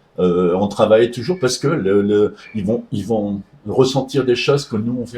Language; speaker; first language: French; native; French